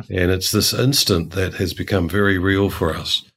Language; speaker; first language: English; native; English